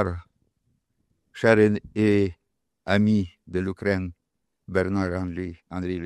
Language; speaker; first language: French; non-native, local second language; Ukrainian